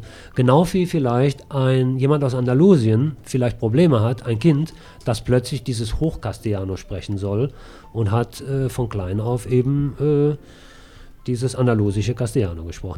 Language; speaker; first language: German; native; German